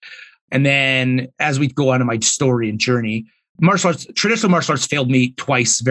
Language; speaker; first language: English; native; English